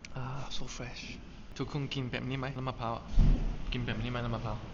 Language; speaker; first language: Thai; non-native, learner; Chinese